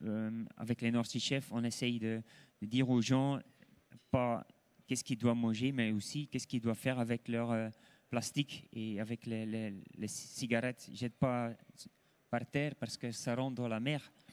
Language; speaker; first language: French; non-native, local second language; Dutch